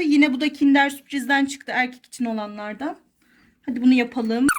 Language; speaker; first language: Turkish; native; Turkish